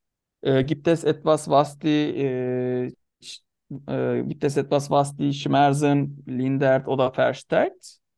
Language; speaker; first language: German; non-native, learner; Turkish